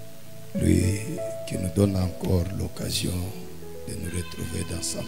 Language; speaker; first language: French; non-native, local second language; Swahili